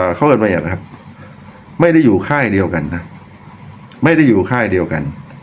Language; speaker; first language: Thai; non-native, local second language; Lao